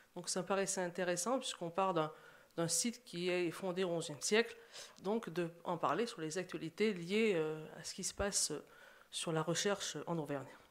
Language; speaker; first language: French; native; French